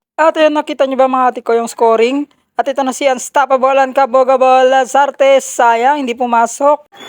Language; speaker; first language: Filipino; non-native, local second language; Hiligaynon